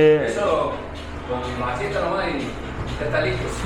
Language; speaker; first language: Spanish; native; Spanish